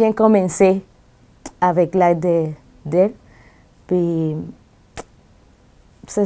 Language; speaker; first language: French; non-native, fluent; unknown